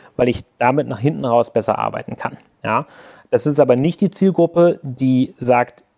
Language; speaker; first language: German; native; German